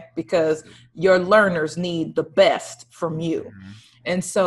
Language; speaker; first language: English; native; English